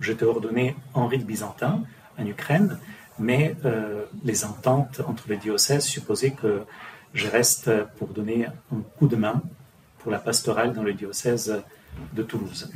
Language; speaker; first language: French; non-native, fluent; Ukrainian